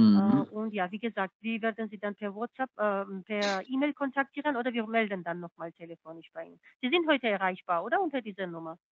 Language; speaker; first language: German; non-native, fluent; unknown